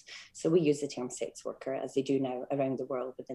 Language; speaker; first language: English; native; English